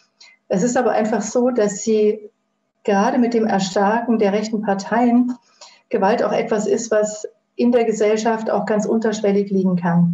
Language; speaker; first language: German; native; German